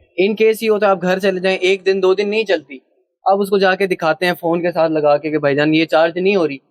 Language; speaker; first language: Urdu; early bilingual, heritage; Urdu